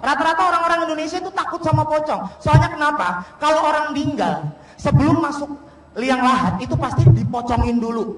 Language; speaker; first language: Indonesian; native; Indonesian